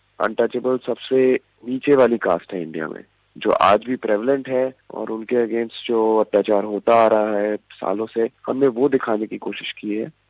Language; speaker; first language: Hindi; native; Hindi